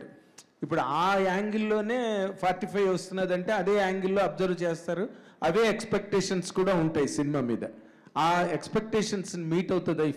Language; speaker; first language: Telugu; native; Telugu